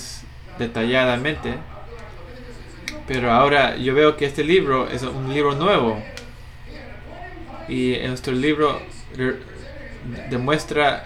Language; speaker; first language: Spanish; non-native, fluent; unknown